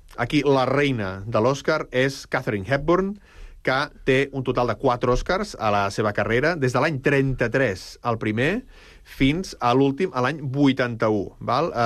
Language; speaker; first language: Catalan; native; Catalan